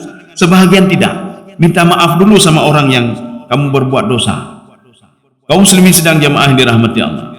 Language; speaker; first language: Indonesian; native; Indonesian